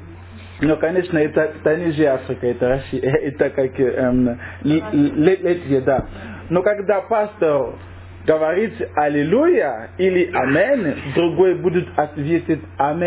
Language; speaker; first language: Russian; non-native, learner; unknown